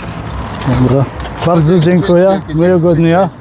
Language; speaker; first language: Polish; non-native, learner; English